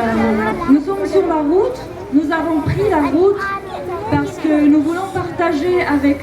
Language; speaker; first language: French; non-native, fluent; Romanian